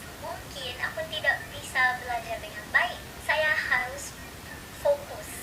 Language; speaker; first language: Indonesian; non-native, fluent; Filipino